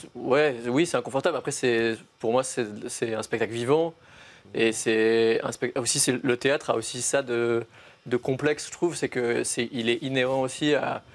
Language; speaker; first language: French; native; French